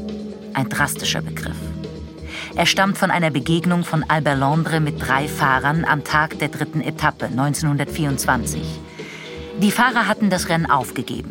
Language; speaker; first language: German; native; German